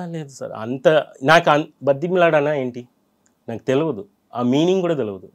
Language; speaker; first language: Telugu; non-native, fluent; Tamil